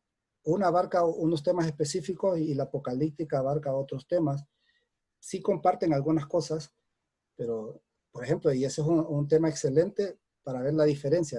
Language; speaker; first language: Spanish; native; Spanish